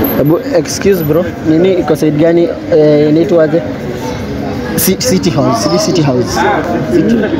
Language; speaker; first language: Swahili; native; Swahili